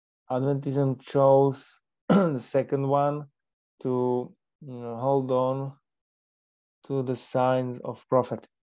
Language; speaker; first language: English; non-native, fluent; Slovak